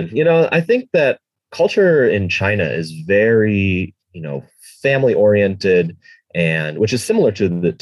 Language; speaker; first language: English; native; English